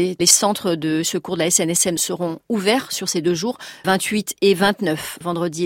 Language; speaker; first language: French; native; French